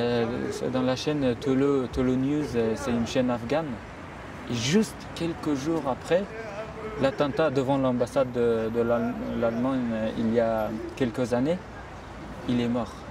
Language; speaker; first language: French; non-native, fluent; Persian